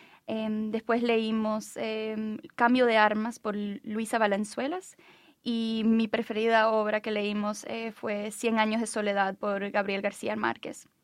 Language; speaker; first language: Spanish; early bilingual, other home language; English